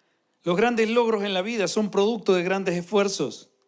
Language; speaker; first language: Spanish; native; Spanish